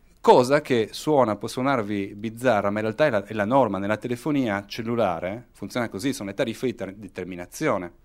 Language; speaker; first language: Italian; native; Italian